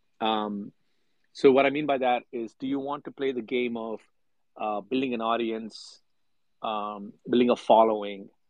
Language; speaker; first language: English; non-native, local second language; Telugu